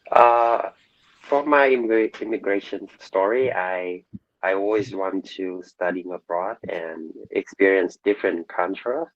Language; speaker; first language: English; non-native, learner; Vietnamese